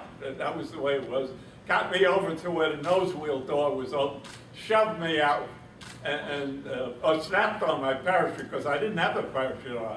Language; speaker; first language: English; native; English